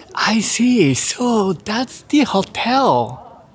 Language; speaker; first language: English; non-native, fluent; Japanese